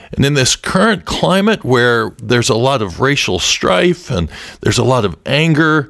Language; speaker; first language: English; native; English